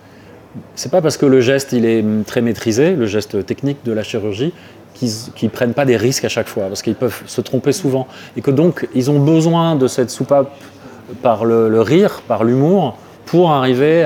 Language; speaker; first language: French; native; French